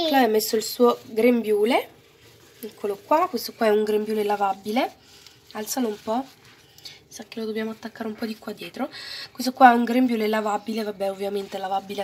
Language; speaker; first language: Italian; native; Italian